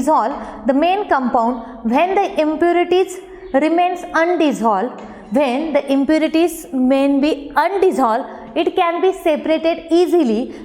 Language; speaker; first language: English; non-native, local second language; Marathi